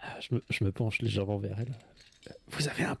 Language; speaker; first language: French; native; French